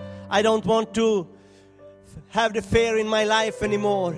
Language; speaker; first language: English; non-native, fluent; Swedish